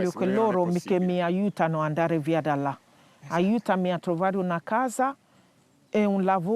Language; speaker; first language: Italian; non-native, fluent; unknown